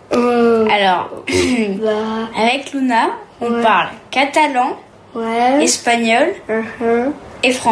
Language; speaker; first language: French; early bilingual, heritage; French